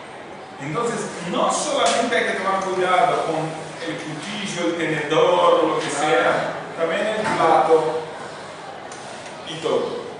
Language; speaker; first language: Spanish; non-native, fluent; Portuguese